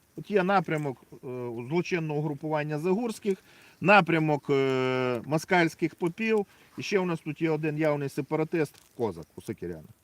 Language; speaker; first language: Ukrainian; native; Ukrainian